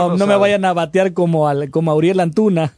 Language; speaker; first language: Spanish; native; Spanish